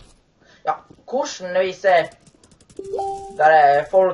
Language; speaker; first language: Norwegian; non-native, learner; Swedish